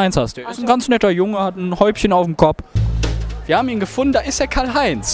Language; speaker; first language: German; native; German